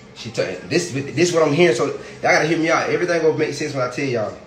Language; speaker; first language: English; native; English